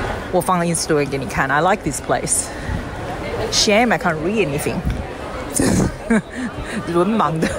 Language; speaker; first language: English; non-native, fluent; Chinese